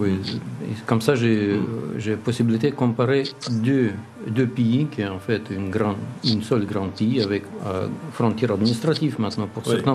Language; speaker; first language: French; non-native, learner; Russian